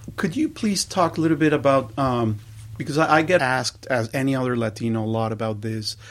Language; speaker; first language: English; non-native, fluent; Spanish